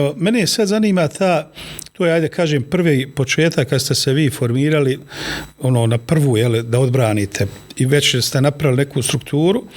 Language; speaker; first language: Bosnian; native; Bosnian